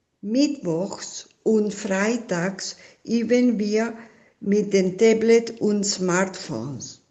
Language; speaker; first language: German; non-native, fluent; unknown